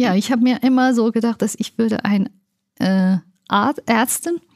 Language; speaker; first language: German; non-native, learner; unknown